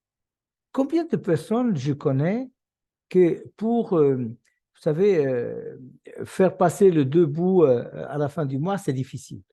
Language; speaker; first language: French; non-native, fluent; Portuguese